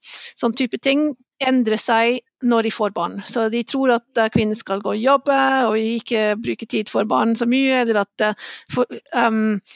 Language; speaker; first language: Norwegian; non-native, fluent; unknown